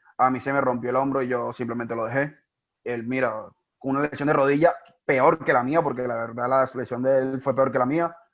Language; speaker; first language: Spanish; native; Spanish